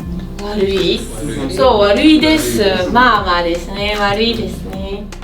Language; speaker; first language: Japanese; non-native, fluent; French